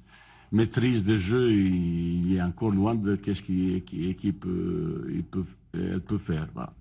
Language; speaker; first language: French; non-native, learner; Bosnian